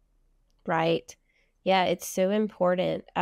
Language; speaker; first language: English; native; English